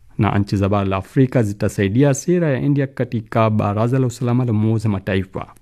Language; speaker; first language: Swahili; non-native, fluent; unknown